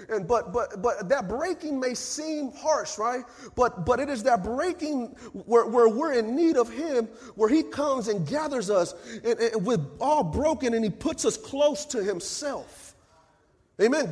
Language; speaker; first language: English; early bilingual, other home language; Spanish